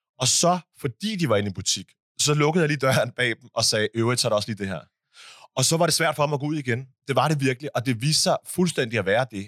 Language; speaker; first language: Danish; early bilingual, other home language; Arabic